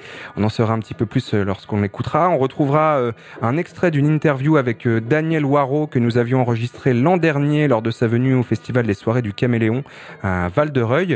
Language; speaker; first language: French; native; French